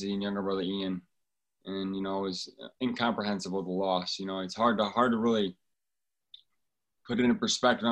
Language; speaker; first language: English; native; English